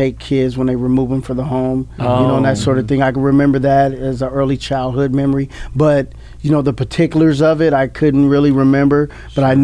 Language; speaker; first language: English; native; English